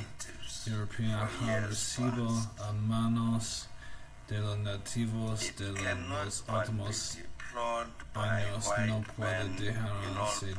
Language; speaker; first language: Spanish; non-native, learner; English